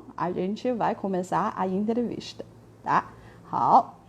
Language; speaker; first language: Portuguese; non-native, fluent; Chinese